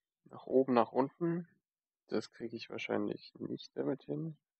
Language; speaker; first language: German; native; German